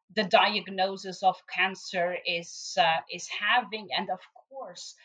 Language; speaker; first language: English; non-native, fluent; Portuguese